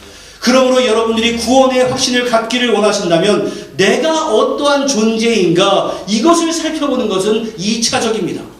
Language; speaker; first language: Korean; native; Korean